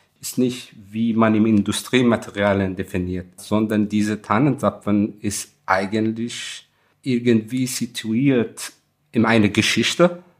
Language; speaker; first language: German; non-native, fluent; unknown